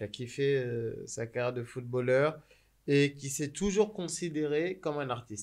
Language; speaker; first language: French; native; French